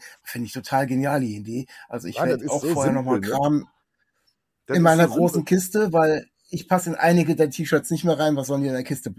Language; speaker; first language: German; native; German